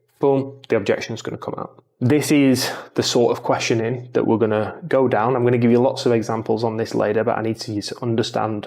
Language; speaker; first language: English; native; English